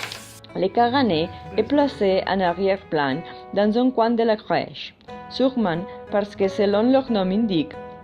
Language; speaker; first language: French; non-native, fluent; Catalan